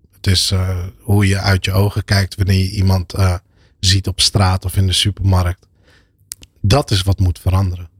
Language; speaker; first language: Dutch; early bilingual, other home language; Arabic